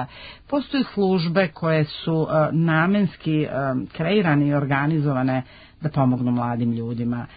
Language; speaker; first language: Serbian; native; Serbian